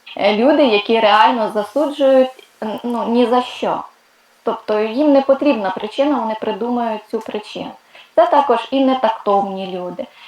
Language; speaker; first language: Ukrainian; non-native, local second language; Russian